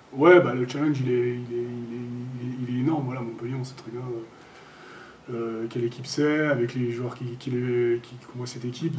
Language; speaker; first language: French; native; French